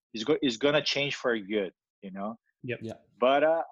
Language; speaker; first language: English; non-native, learner; Portuguese